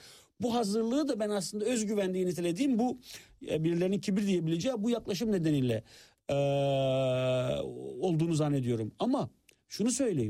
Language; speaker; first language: Turkish; native; Turkish